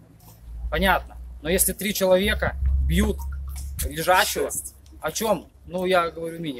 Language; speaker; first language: Russian; native; Russian